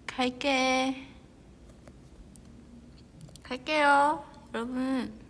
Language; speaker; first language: Korean; non-native, fluent; Chinese